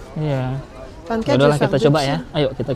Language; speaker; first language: Indonesian; native; Indonesian